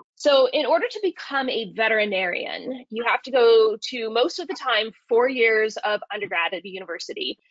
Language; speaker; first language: English; native; English